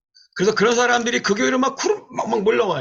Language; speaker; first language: Korean; native; Korean